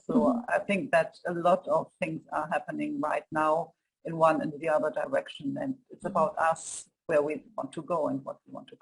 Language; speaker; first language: English; non-native, fluent; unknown